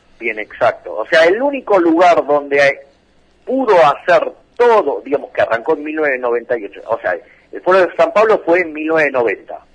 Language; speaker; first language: Spanish; native; Spanish